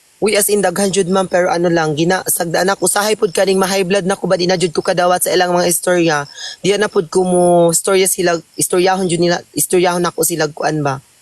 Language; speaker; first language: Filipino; non-native, local second language; Cebuano